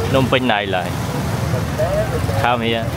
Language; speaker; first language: English; non-native, learner; Khmer